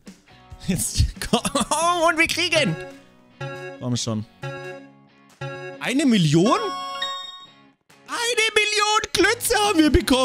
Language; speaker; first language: German; native; German